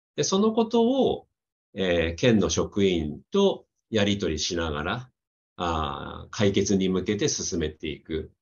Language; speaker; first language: Japanese; native; Japanese